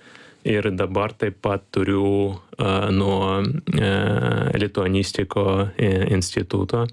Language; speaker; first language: Lithuanian; non-native, learner; Ukrainian